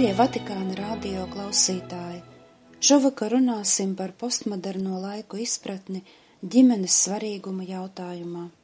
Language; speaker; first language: Latvian; native; Latvian